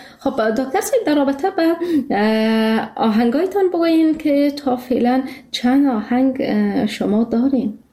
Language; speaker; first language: Persian; native; Persian